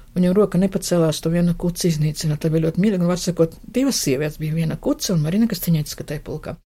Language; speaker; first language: Latvian; non-native, local second language; Russian